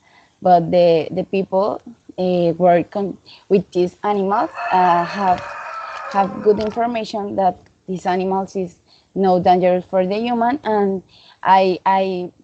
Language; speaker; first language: English; non-native, learner; Spanish